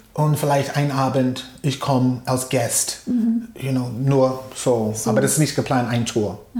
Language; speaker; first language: German; non-native, fluent; English